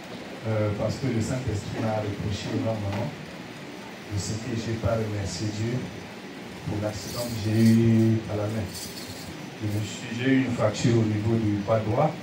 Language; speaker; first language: French; non-native, local second language; Lingala